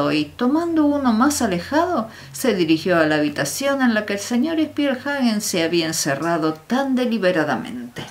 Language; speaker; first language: Spanish; native; Spanish